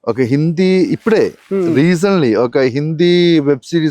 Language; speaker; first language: Telugu; non-native, local second language; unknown